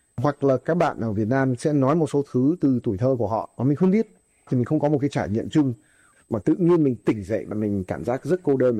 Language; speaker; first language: Vietnamese; non-native, fluent; English